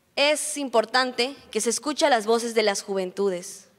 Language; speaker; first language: Spanish; native; Spanish